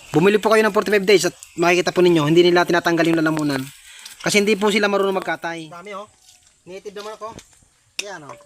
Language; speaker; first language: Filipino; non-native, local second language; Bikol